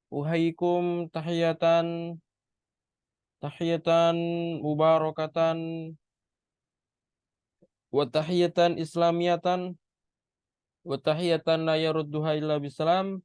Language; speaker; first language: Arabic; non-native, fluent; Indonesian